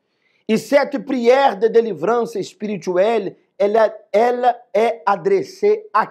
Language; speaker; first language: French; non-native, fluent; Portuguese